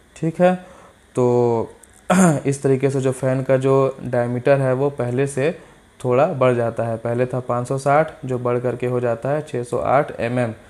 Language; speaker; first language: Hindi; native; Hindi